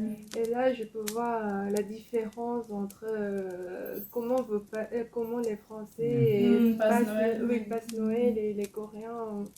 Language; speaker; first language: French; non-native, fluent; Korean